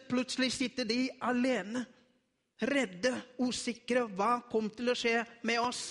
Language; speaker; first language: Norwegian; non-native, learner; Afrikaans